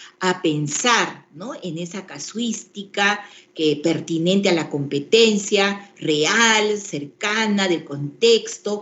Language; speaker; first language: Spanish; native; Spanish